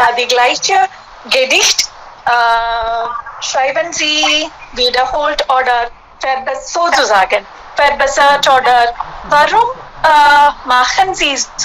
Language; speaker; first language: German; non-native, learner; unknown